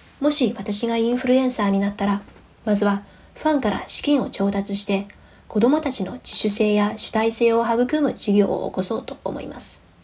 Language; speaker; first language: Japanese; non-native, fluent; Chinese